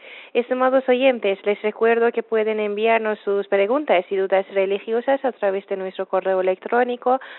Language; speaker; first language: Spanish; non-native, fluent; Persian